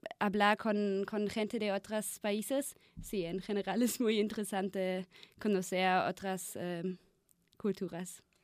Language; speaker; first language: Spanish; non-native, learner; German